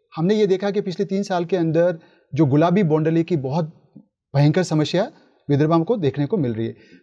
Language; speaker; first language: Hindi; native; Hindi